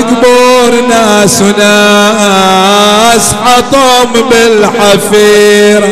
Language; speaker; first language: Arabic; native; Arabic